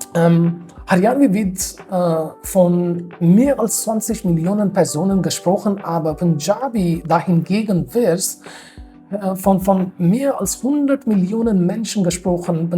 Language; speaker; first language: German; non-native, fluent; Haryanvi